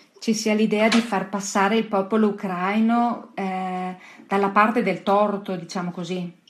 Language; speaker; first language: Italian; native; Italian